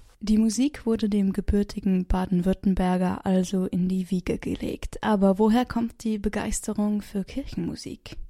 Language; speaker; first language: German; native; German